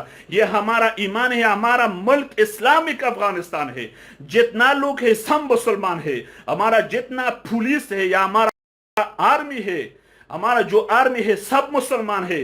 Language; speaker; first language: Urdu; non-native, fluent; Pashto